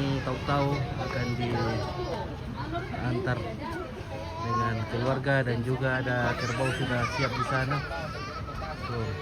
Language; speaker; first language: Indonesian; non-native, local second language; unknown